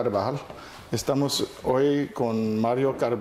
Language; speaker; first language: Spanish; non-native, fluent; English